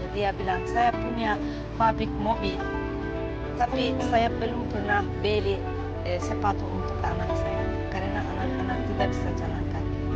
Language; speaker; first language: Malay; non-native, fluent; Turkish